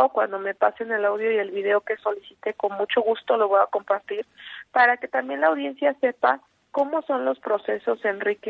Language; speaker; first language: Spanish; native; Spanish